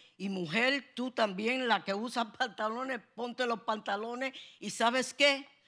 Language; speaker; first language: Spanish; native; Spanish